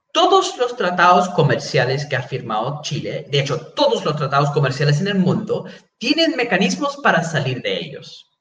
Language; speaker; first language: Spanish; non-native, fluent; English